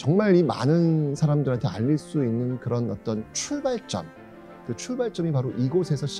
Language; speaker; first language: Korean; native; Korean